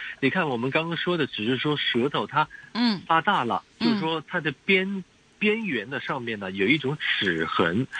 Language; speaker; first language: Chinese; non-native, local second language; Cantonese